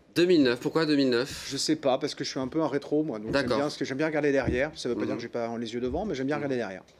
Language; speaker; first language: French; native; French